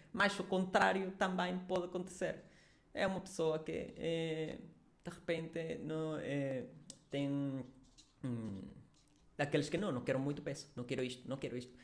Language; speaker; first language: Portuguese; non-native, fluent; Spanish